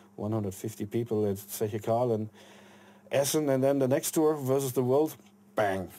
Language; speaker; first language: English; non-native, fluent; German